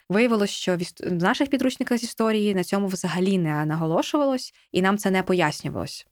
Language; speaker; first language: Ukrainian; native; Ukrainian